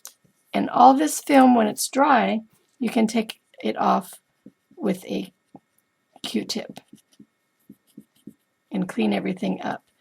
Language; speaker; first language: English; native; English